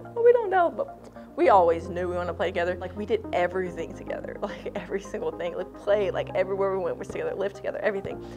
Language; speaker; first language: English; native; English